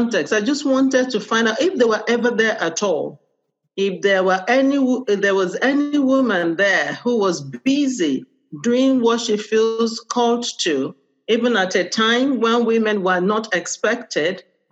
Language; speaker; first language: English; non-native, local second language; Yoruba